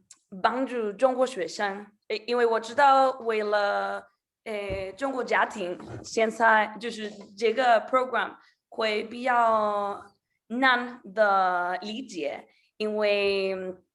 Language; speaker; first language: Chinese; non-native, learner; Spanish